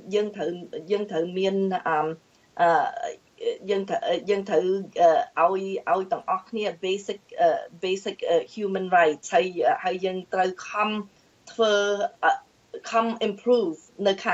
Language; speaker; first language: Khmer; early bilingual, heritage; Khmer